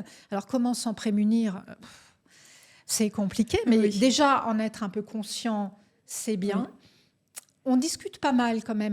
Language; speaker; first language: French; native; French